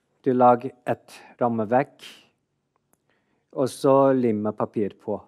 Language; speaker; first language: Norwegian; non-native, fluent; Chinese